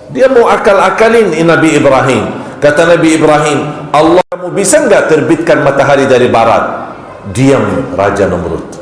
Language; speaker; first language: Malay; non-native, fluent; Arabic